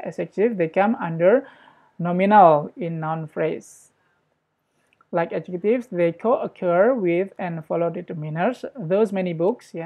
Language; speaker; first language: English; non-native, fluent; Indonesian